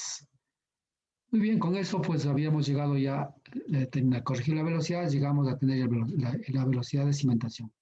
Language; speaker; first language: Spanish; native; Spanish